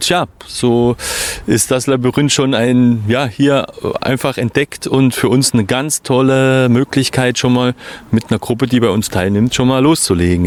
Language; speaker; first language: German; native; German